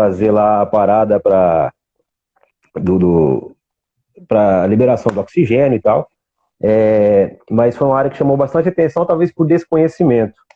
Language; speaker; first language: Portuguese; native; Portuguese